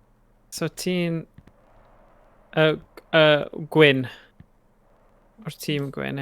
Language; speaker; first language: Welsh; native; Welsh